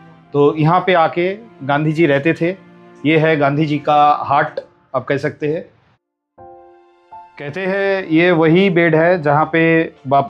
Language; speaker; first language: Hindi; non-native, local second language; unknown